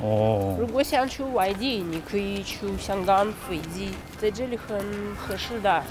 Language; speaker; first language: Chinese; non-native, learner; Russian